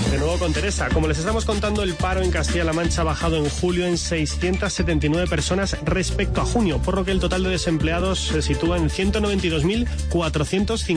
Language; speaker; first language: Spanish; native; Spanish